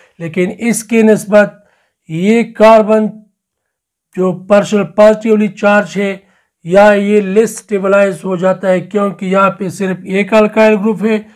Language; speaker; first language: Urdu; non-native, local second language; Pashto